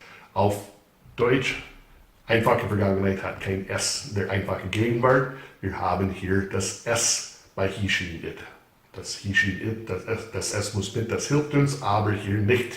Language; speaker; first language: German; non-native, fluent; English